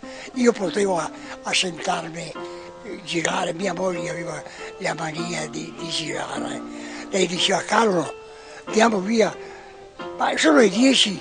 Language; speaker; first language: Italian; non-native, local second language; Venetian